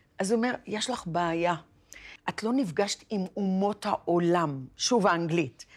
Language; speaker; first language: Hebrew; early bilingual, other home language; Arabic